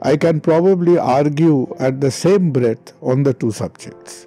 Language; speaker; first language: English; non-native, local second language; Bangla